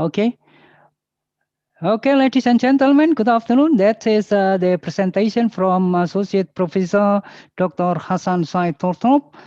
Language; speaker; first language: English; non-native, fluent; Indonesian